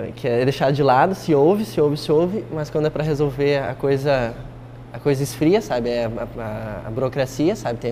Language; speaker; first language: Portuguese; native; Portuguese